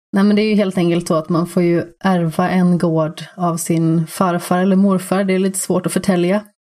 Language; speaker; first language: Swedish; native; Swedish